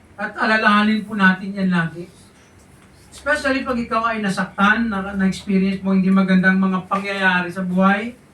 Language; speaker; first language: Filipino; non-native, local second language; Hiligaynon